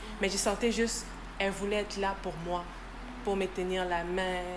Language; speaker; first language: French; native; French